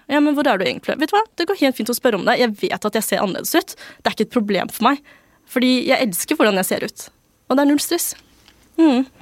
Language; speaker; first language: Norwegian; early bilingual, other home language; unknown